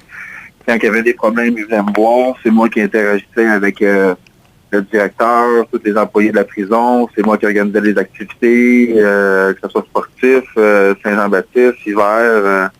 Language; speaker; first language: French; native; French